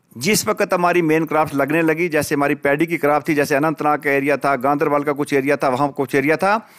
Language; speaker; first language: Urdu; non-native, local second language; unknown